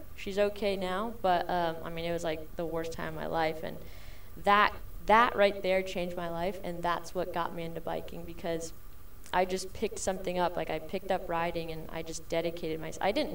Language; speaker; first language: English; early bilingual, other home language; Spanish